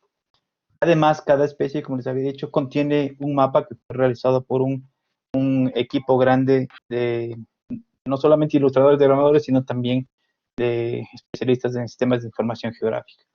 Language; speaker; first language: Spanish; native; Spanish